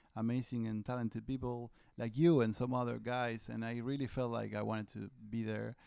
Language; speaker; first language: English; non-native, fluent; Spanish